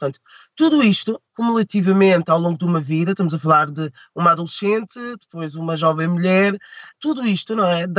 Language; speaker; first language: Portuguese; early bilingual, other home language; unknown